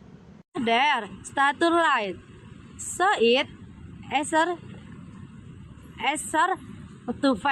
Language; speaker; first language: English; non-native, learner; Indonesian